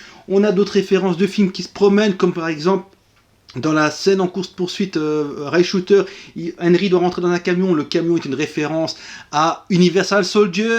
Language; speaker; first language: French; native; French